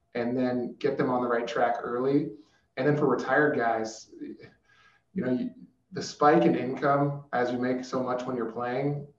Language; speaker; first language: English; native; English